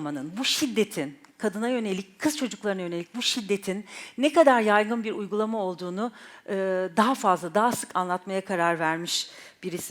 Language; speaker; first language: Turkish; native; Turkish